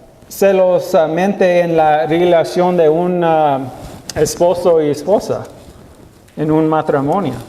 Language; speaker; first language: Spanish; non-native, learner; English